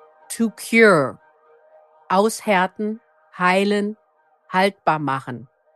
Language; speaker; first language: German; native; German